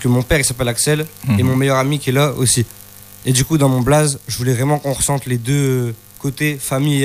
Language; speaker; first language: French; native; French